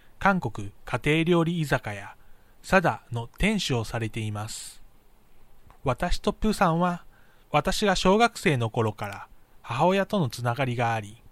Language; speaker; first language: Japanese; native; Japanese